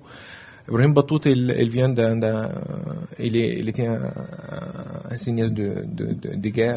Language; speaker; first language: French; non-native, learner; Arabic